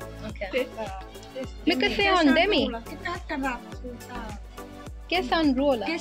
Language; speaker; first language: Finnish; non-native, learner; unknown